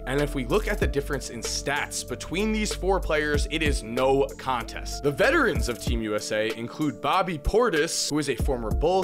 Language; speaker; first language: English; native; English